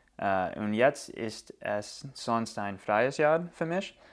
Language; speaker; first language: German; non-native, learner; English